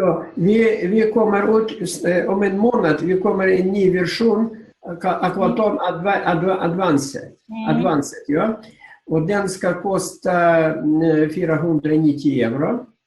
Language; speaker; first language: Swedish; non-native, learner; Russian